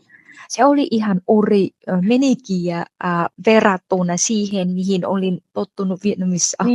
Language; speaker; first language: Finnish; non-native, fluent; Vietnamese